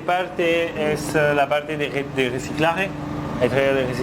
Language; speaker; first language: Spanish; non-native, learner; French